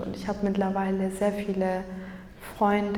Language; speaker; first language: German; early bilingual, other home language; Kurdish